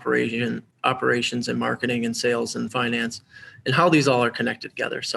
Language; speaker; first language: English; native; English